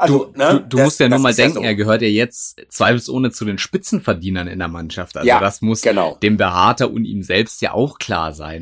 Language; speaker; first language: German; native; German